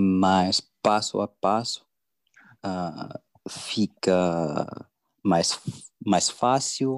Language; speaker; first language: Portuguese; non-native, learner; English